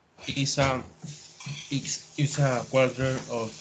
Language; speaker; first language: English; non-native, learner; Spanish